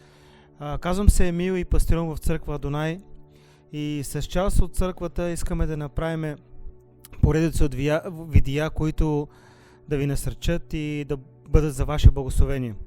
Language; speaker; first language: Bulgarian; native; Bulgarian